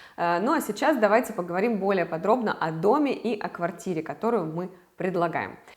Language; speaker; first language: Russian; native; Russian